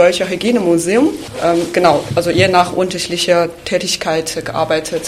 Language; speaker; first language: German; non-native, fluent; Chinese